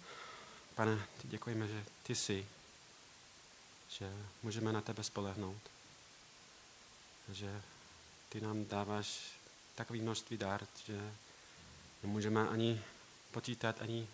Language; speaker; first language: Czech; non-native, learner; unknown